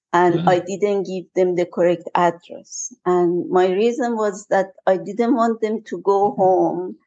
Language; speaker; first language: English; non-native, fluent; Persian